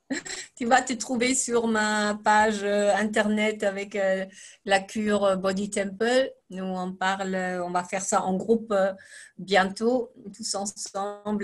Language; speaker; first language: French; non-native, fluent; German